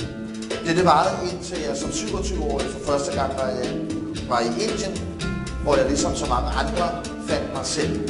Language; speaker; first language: Danish; native; Danish